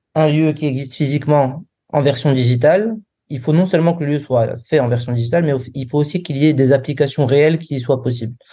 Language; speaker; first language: French; non-native, local second language; Arabic